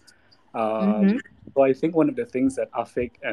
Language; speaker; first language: English; non-native, local second language; Malay